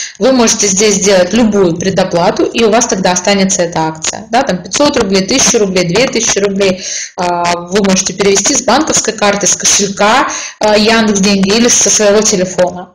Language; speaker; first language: Russian; native; Russian